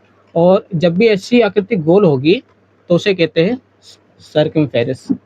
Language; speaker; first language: Hindi; native; Hindi